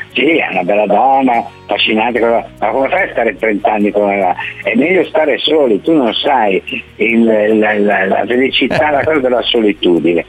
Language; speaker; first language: Italian; native; Italian